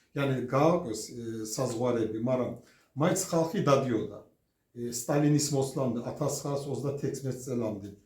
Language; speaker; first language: Georgian; early bilingual, heritage; French